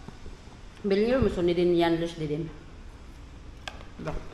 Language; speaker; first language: Turkish; non-native, learner; Filipino